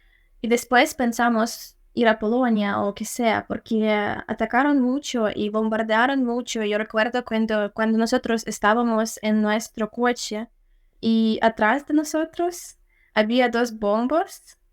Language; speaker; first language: Spanish; non-native, fluent; Ukrainian